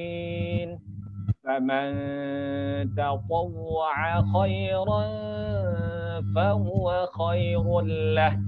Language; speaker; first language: Arabic; non-native, fluent; Indonesian